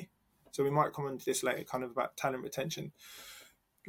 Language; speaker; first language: English; native; English